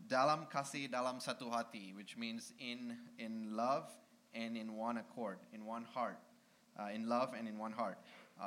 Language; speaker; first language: English; non-native, local second language; Malay